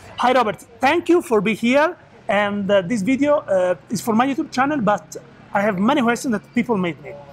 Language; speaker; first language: English; non-native, learner; Italian